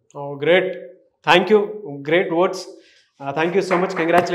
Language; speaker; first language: Telugu; native; Telugu